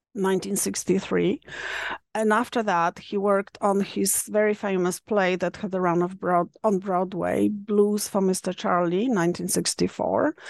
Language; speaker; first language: English; non-native, fluent; Polish